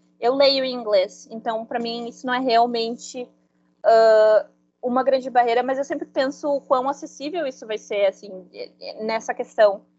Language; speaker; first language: Portuguese; non-native, fluent; Spanish